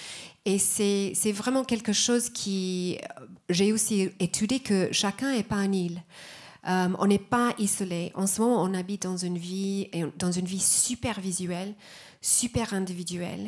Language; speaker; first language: French; non-native, fluent; English